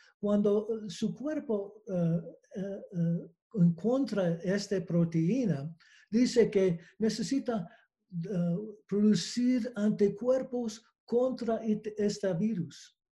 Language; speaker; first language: Spanish; non-native, learner; English